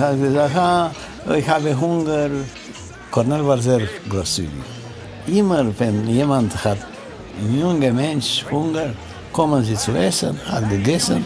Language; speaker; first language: German; non-native, learner; Romanian